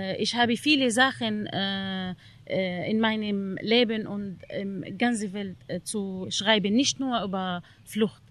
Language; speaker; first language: German; non-native, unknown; Arabic